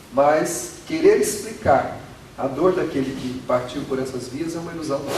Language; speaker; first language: Portuguese; native; Portuguese